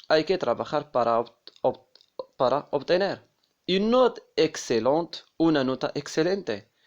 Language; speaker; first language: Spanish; non-native, fluent; Arabic